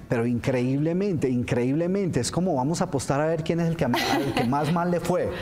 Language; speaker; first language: Spanish; native; Spanish